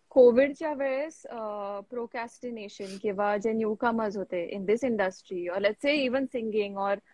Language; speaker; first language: English; non-native, local second language; Marathi